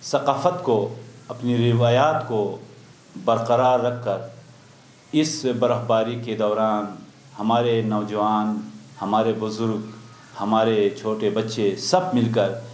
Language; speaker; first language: Urdu; non-native, local second language; Khowar